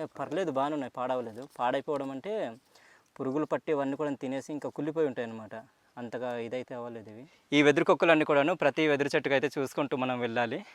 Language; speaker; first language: Telugu; native; Telugu